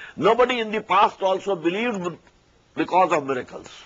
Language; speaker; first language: English; non-native, local second language; Urdu